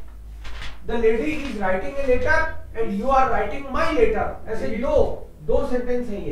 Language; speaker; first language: Hindi; native; Hindi